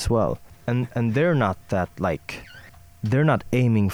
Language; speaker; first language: English; non-native, fluent; Swedish